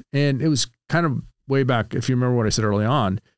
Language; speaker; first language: English; native; English